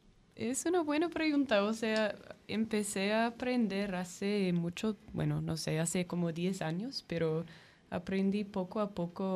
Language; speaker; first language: Spanish; non-native, fluent; English